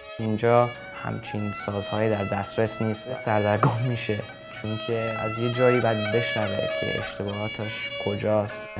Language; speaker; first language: Persian; early bilingual, heritage; Persian